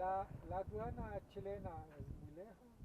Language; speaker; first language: Spanish; non-native, learner; Portuguese